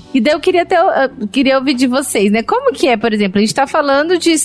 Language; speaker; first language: Portuguese; native; Portuguese